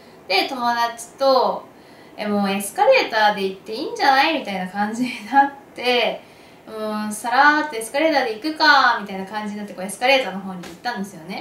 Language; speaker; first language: Japanese; native; Japanese